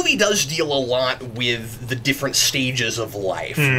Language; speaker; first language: English; native; English